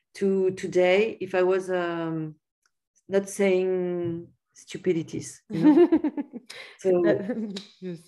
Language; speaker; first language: English; non-native, fluent; French